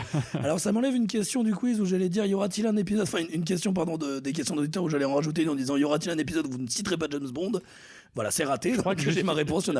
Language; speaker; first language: French; native; French